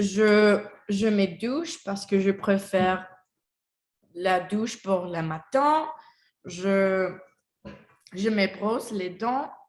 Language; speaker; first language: French; non-native, learner; Spanish